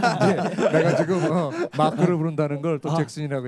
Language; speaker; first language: Korean; native; Korean